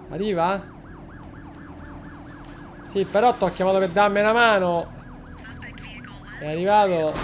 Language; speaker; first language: Italian; native; Italian